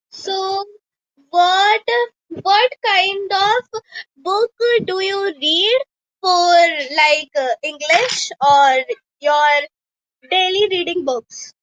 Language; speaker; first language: English; non-native, local second language; Hindi